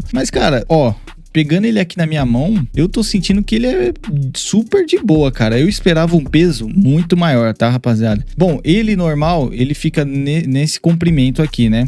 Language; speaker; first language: Portuguese; native; Portuguese